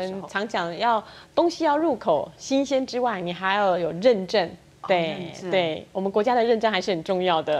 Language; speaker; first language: Chinese; native; Chinese